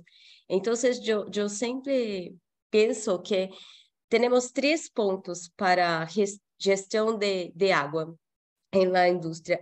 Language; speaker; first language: Spanish; non-native, fluent; Portuguese